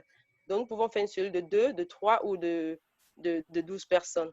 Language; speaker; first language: French; native; French